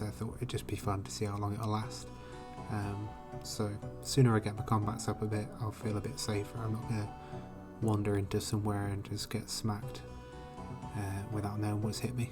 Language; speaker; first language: English; native; English